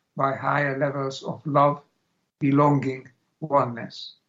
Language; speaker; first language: English; non-native, fluent; Hungarian